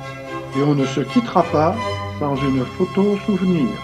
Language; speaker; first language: French; native; French